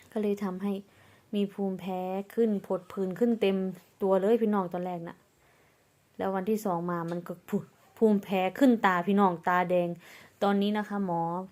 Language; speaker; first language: Thai; native; Thai